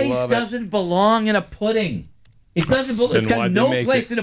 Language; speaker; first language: English; native; English